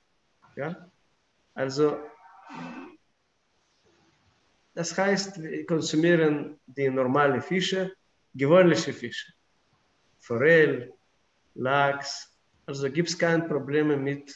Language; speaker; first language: German; non-native, fluent; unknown